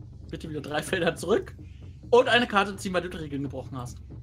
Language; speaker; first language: German; native; German